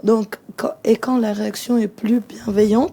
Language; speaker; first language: French; non-native, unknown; Russian